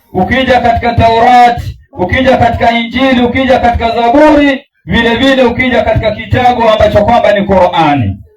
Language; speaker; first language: Swahili; non-native, local second language; Luyia